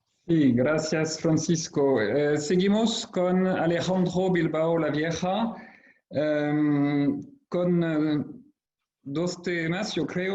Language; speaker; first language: Spanish; non-native, fluent; French